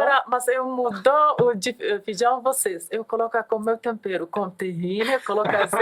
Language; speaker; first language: Portuguese; non-native, learner; Arabic